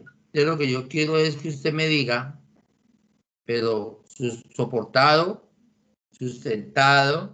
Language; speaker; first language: Spanish; native; Spanish